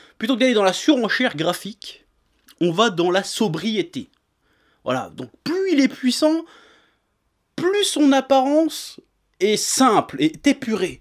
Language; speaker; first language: French; native; French